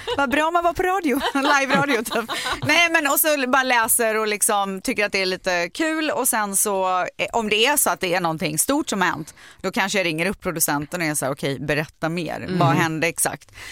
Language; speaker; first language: Swedish; native; Swedish